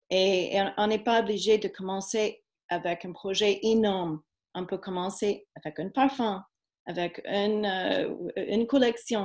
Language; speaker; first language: French; non-native, fluent; English